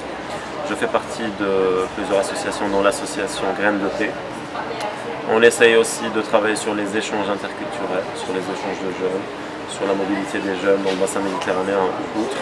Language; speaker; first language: French; non-native, local second language; Arabic